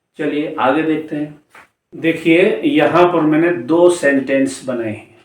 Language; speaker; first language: Urdu; native; Urdu